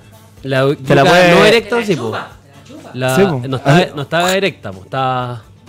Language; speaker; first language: Spanish; native; Spanish